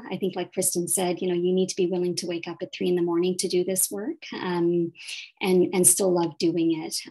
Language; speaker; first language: English; native; English